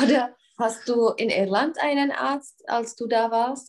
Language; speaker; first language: German; non-native, learner; Czech